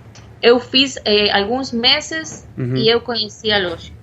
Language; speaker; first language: Portuguese; non-native, fluent; Spanish